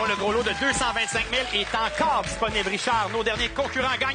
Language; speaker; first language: French; native; French